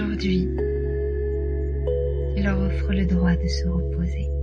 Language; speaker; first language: French; native; French